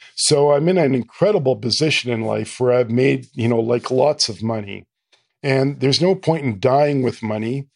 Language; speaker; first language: English; native; English